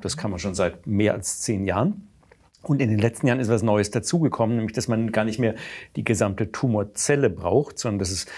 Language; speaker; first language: German; native; German